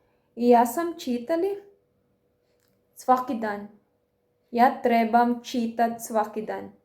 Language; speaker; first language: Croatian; non-native, learner; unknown